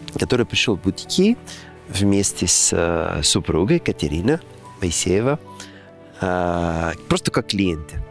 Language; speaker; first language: Russian; non-native, fluent; Greek